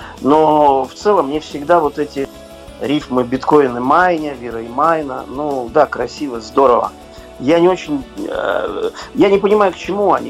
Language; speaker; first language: Russian; native; Russian